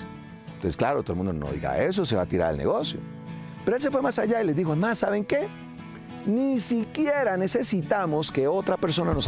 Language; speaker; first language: Spanish; native; Spanish